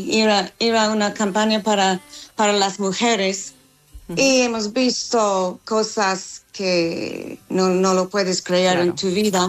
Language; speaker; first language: Spanish; non-native, fluent; English